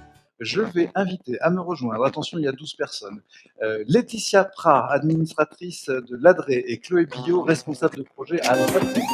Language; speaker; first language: French; native; French